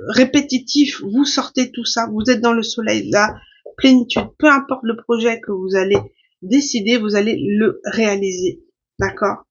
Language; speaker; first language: French; native; French